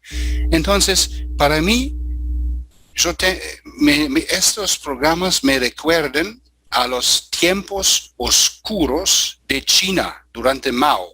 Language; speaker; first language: Spanish; non-native, fluent; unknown